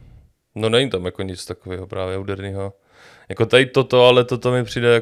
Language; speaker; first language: Czech; native; Czech